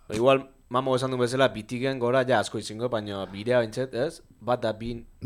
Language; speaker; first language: Basque; native; Basque